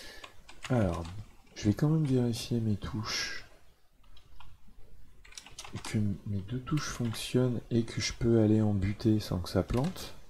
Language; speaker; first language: French; native; French